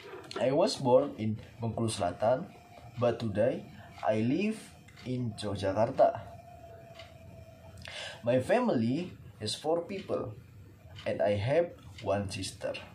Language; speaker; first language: English; non-native, learner; Indonesian